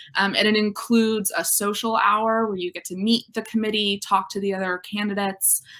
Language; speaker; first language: English; native; English